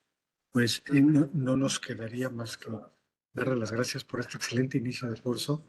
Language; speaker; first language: Spanish; native; Spanish